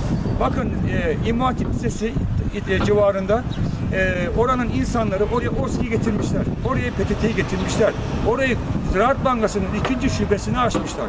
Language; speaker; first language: Turkish; native; Turkish